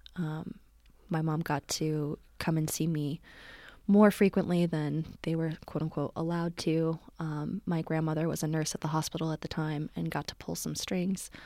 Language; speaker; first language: English; native; English